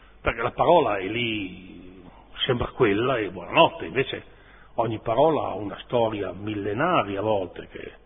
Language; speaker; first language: Italian; native; Italian